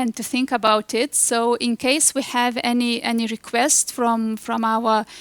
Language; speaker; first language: English; non-native, fluent; Lithuanian